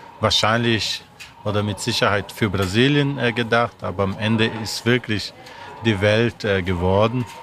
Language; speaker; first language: German; non-native, fluent; Portuguese